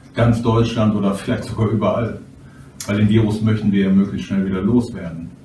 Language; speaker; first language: German; native; German